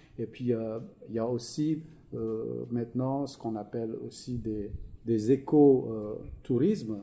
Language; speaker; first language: French; non-native, fluent; Balinese